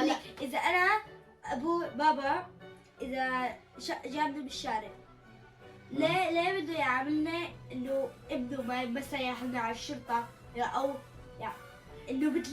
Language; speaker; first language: Arabic; native; Arabic